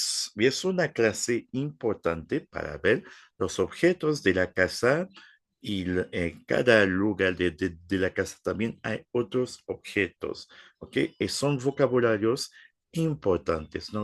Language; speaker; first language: Spanish; non-native, fluent; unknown